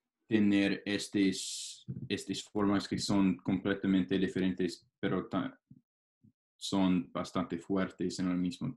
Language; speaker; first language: Spanish; non-native, learner; English